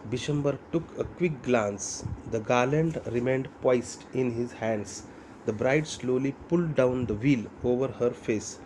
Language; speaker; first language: English; non-native, local second language; Marathi